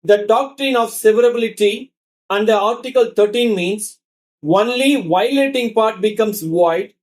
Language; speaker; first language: English; non-native, local second language; Tamil